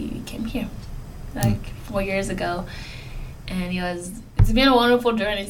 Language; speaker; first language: English; non-native, fluent; French